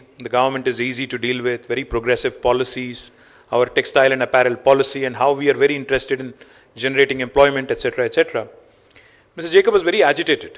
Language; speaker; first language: English; non-native, local second language; Telugu